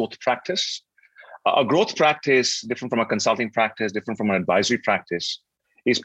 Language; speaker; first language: English; non-native, local second language; Hindi